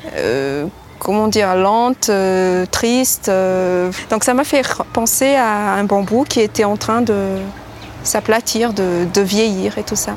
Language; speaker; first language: French; non-native, local second language; Malagasy